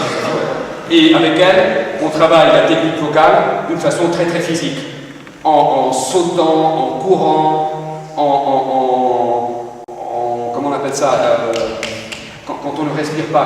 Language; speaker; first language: French; non-native, fluent; Spanish